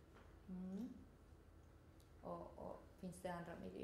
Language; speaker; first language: Swedish; native; Swedish